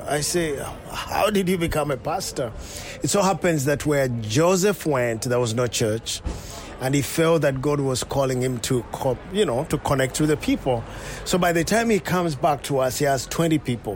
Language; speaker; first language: English; non-native, local second language; Ganda